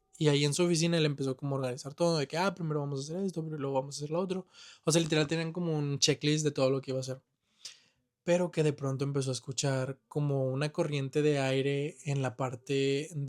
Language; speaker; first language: Spanish; native; Spanish